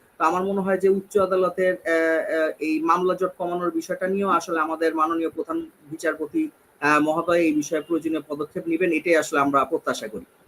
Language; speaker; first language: Bangla; native; Bangla